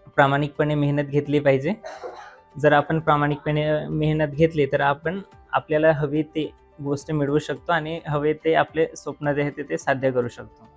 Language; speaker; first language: Marathi; non-native, local second language; Bhili